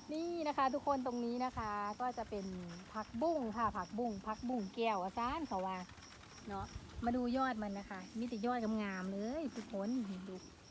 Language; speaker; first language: Thai; non-native, local second language; Northeastern Thai